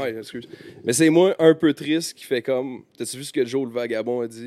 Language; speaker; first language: French; native; French